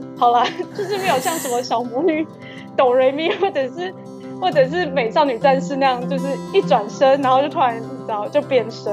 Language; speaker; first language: Chinese; native; Chinese